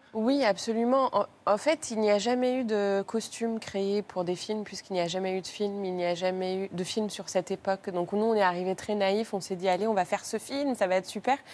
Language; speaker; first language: French; non-native, local second language; Arabic